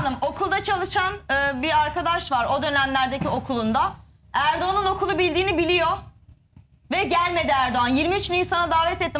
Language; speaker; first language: Turkish; native; Turkish